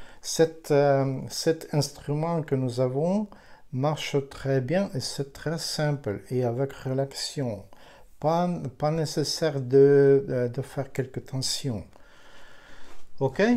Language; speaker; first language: French; non-native, fluent; Ukrainian